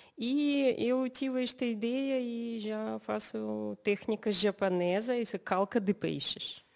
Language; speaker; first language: Portuguese; non-native, learner; Russian